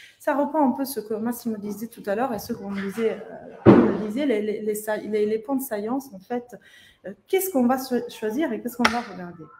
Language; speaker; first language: French; non-native, fluent; Italian